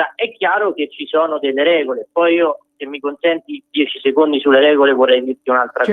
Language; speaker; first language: Italian; native; Italian